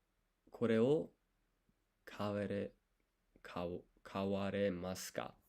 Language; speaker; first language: Japanese; non-native, learner; English